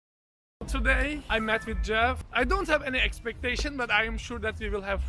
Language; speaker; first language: English; non-native, fluent; Turkish